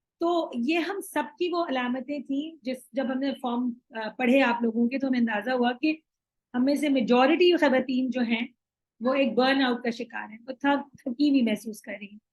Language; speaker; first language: Urdu; native; Urdu